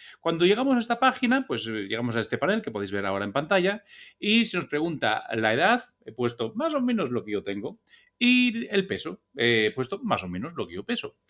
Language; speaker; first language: Spanish; native; Spanish